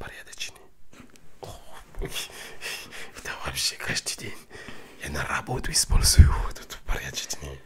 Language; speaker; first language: Russian; non-native, learner; French